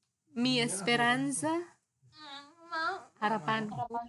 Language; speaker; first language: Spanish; non-native, learner; Indonesian